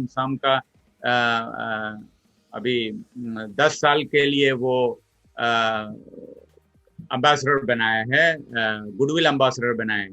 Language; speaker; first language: Hindi; non-native, local second language; Malayalam